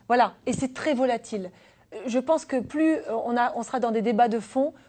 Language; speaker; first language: French; native; French